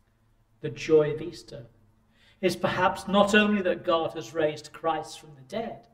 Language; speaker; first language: English; native; English